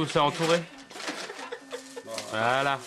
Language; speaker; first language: French; native; French